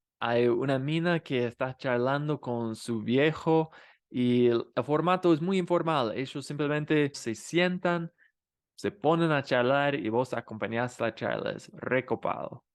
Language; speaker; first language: Spanish; non-native, fluent; English